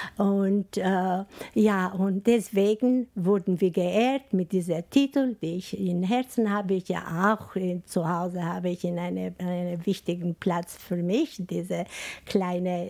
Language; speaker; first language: German; non-native, fluent; Albanian